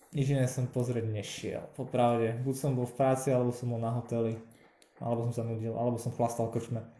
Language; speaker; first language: Slovak; native; Slovak